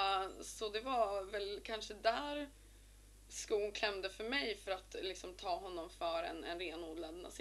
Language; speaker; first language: Swedish; native; Swedish